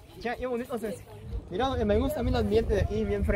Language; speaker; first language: Spanish; native; Spanish